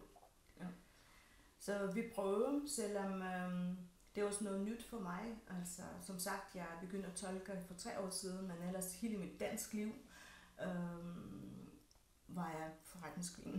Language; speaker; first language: Danish; non-native, fluent; Russian